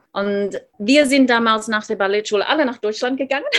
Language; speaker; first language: German; non-native, fluent; English